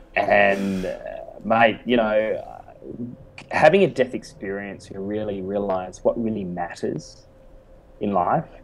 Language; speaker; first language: English; native; English